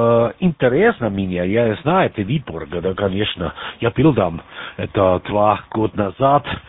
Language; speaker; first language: Russian; non-native, learner; German